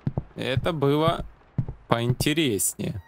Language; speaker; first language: Russian; native; Russian